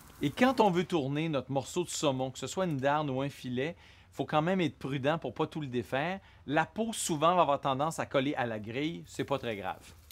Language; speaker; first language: French; native; French